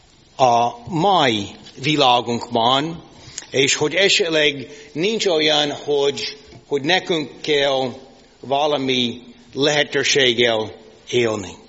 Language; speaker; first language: Hungarian; non-native, fluent; English